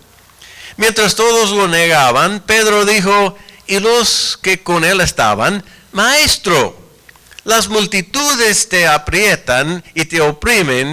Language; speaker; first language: Spanish; non-native, fluent; English